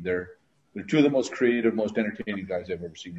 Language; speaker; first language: English; native; English